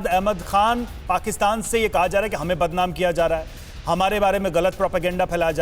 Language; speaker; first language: Hindi; native; Hindi